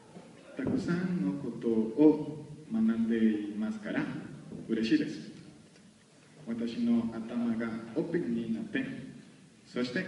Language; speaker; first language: Japanese; non-native, learner; Spanish